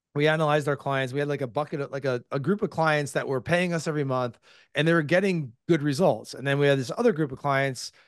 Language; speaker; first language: English; native; English